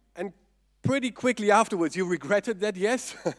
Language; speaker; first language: English; non-native, fluent; German